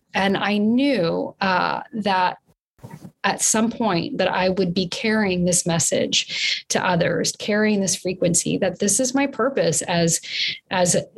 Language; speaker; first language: English; early bilingual, other home language; Spanish